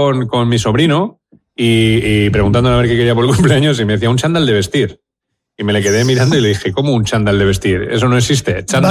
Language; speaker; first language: Spanish; native; Spanish